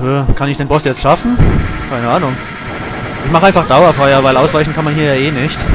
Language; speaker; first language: German; native; German